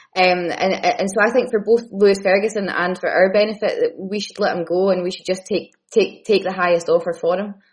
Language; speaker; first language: English; native; English